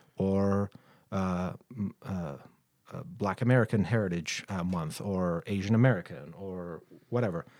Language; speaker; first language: English; non-native, fluent; Arabic